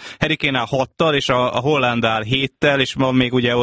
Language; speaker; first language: Hungarian; native; Hungarian